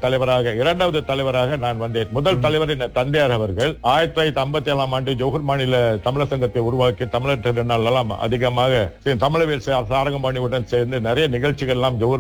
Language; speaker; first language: Tamil; early bilingual, heritage; Tamil